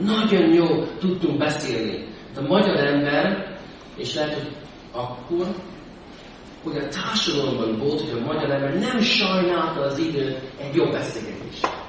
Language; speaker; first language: Hungarian; non-native, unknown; English